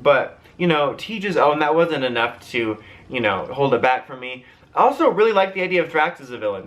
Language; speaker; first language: English; native; English